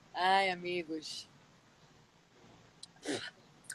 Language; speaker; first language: Portuguese; non-native, fluent; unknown